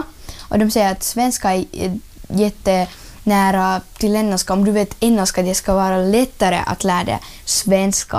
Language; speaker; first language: Swedish; non-native, learner; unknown